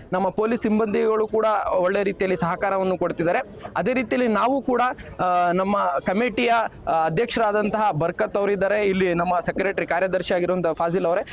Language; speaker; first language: Kannada; non-native, local second language; Urdu